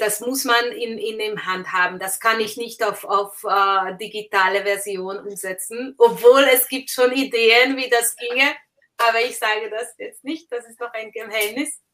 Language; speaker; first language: German; non-native, fluent; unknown